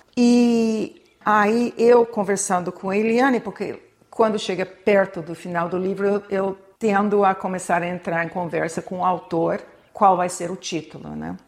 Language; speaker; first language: Portuguese; non-native, fluent; English